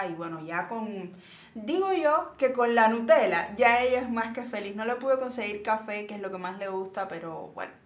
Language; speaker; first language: Spanish; native; Spanish